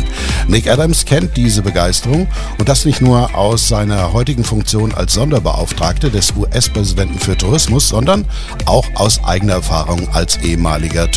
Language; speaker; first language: German; native; German